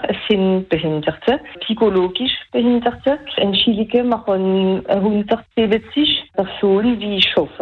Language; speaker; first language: German; non-native, local second language; French